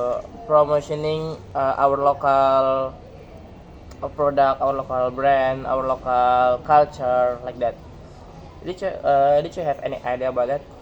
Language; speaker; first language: English; non-native, learner; Indonesian